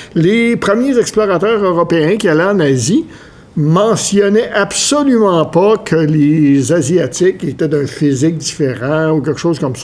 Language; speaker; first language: French; native; French